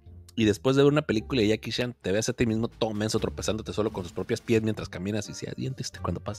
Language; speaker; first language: Spanish; native; Spanish